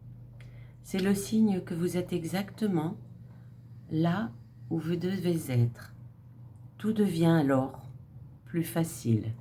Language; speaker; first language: French; native; French